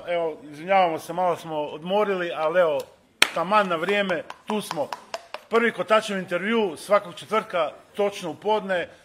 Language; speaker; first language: Croatian; native; Croatian